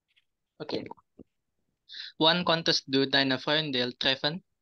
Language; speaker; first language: German; non-native, learner; Indonesian